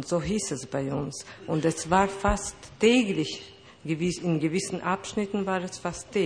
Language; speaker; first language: German; non-native, fluent; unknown